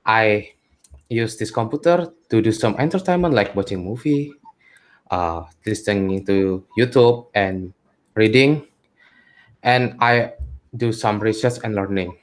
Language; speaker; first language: English; non-native, learner; Indonesian